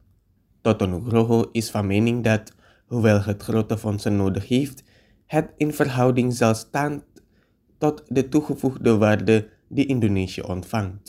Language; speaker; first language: Dutch; non-native, fluent; Indonesian